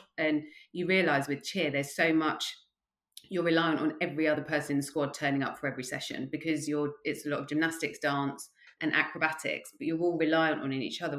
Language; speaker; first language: English; native; English